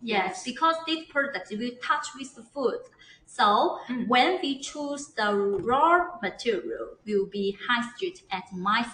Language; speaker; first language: English; non-native, learner; Chinese